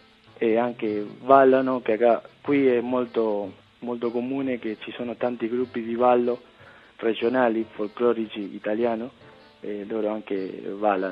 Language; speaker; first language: Italian; early bilingual, heritage; Spanish